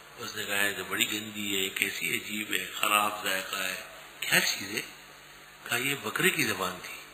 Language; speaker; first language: Urdu; non-native, local second language; Pashto